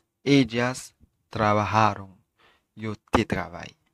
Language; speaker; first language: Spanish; non-native, fluent; Haitian Creole